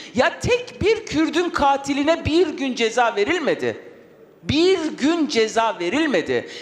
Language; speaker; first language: Turkish; non-native, local second language; Kurdish